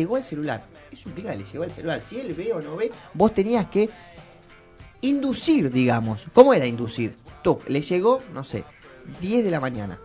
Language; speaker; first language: Spanish; native; Spanish